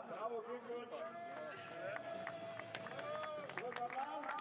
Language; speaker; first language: German; native; German